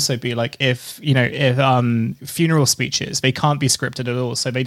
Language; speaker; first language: English; native; English